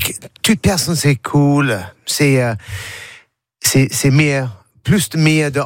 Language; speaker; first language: French; non-native, learner; English